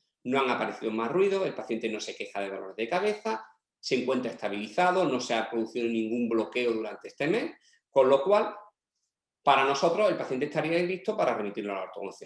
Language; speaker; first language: Spanish; native; Spanish